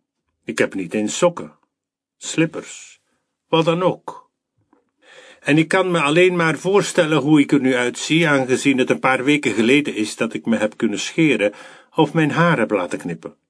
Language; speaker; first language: Dutch; native; Dutch